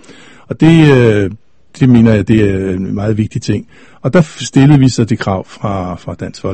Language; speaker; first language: Danish; native; Danish